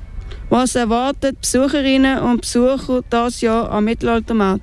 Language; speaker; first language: German; native; German